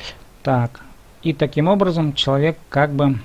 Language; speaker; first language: Russian; native; Russian